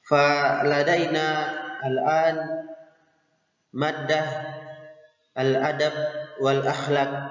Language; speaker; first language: Arabic; non-native, fluent; Indonesian